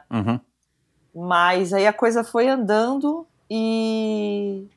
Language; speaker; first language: Portuguese; native; Portuguese